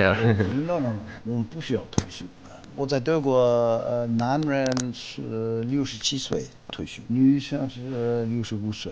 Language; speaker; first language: Chinese; non-native, fluent; German